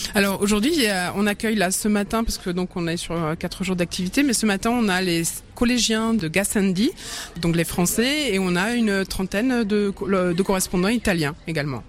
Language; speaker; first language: French; native; French